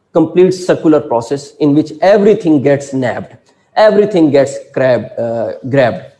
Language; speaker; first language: English; non-native, local second language; Urdu